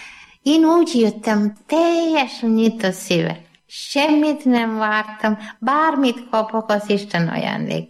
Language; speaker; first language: Hungarian; non-native, learner; Malayalam